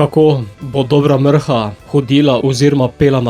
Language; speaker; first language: Slovenian; native; Slovenian